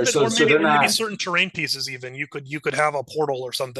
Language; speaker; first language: English; native; English